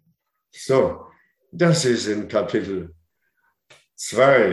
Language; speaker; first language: German; non-native, learner; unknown